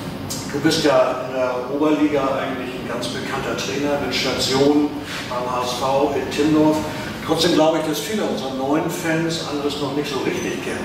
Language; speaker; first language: German; native; German